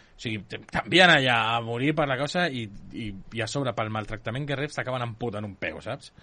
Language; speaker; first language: Catalan; native; Catalan